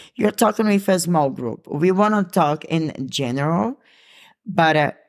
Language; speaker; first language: English; non-native, learner; Portuguese